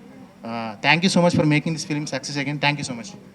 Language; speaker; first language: Telugu; native; Telugu